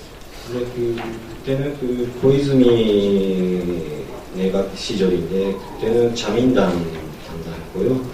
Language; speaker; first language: Korean; non-native, learner; Japanese